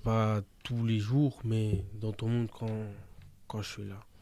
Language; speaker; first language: French; early bilingual, other home language; Portuguese